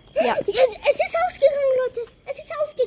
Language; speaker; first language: German; early bilingual, other home language; Croatian